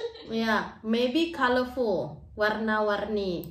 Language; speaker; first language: English; non-native, fluent; Indonesian